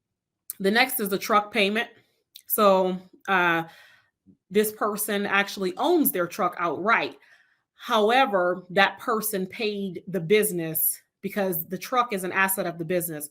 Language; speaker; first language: English; native; English